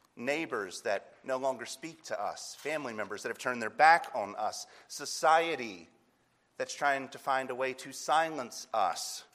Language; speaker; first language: English; native; English